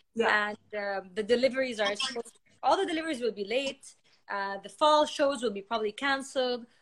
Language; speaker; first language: English; non-native, fluent; Arabic